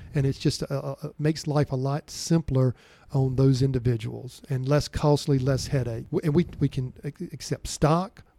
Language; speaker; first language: English; native; English